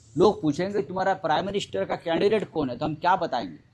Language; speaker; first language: Hindi; non-native, local second language; Marathi